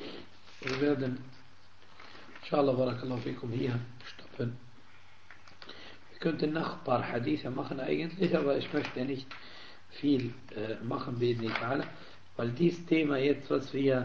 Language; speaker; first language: German; non-native, fluent; Arabic